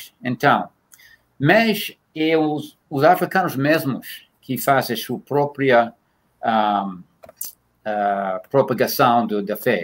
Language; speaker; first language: Portuguese; non-native, fluent; English